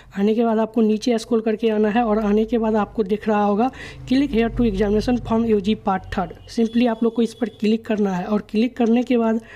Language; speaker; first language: Hindi; native; Hindi